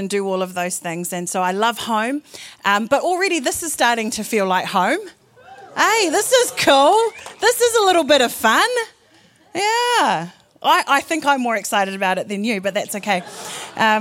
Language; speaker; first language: English; native; English